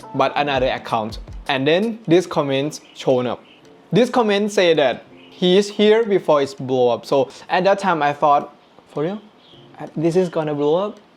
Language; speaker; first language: English; non-native, fluent; Thai